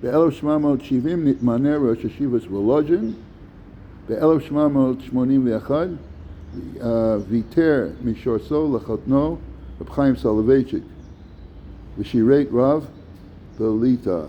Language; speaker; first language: Hebrew; non-native, fluent; English